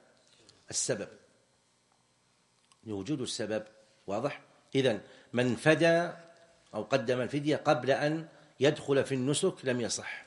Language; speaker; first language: Arabic; native; Arabic